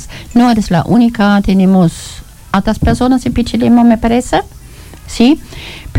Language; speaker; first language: Spanish; non-native, learner; German